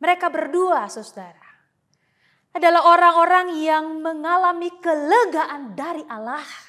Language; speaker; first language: Indonesian; native; Indonesian